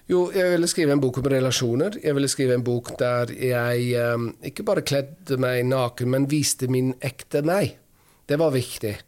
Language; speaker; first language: Norwegian; non-native, fluent; English